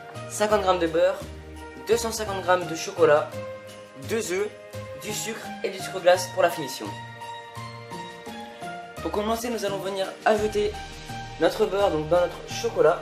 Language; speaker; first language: French; native; French